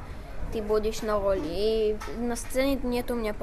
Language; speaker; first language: Russian; early bilingual, heritage; Hebrew